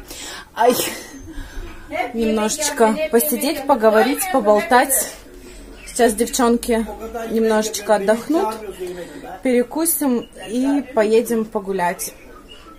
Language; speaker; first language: Russian; native; Russian